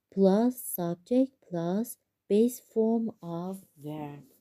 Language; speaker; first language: English; non-native, fluent; Persian